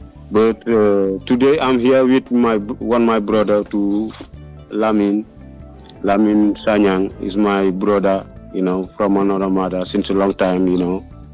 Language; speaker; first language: English; non-native, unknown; Wolof